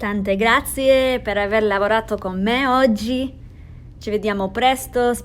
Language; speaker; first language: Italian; non-native, fluent; English